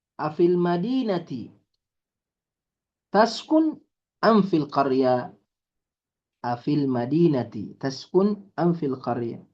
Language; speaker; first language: Arabic; non-native, fluent; Indonesian